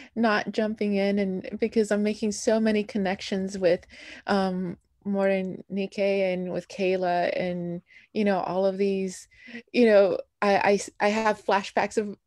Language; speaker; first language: English; early bilingual, other home language; Spanish